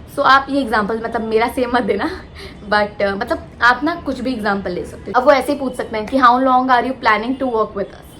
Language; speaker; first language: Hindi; native; Hindi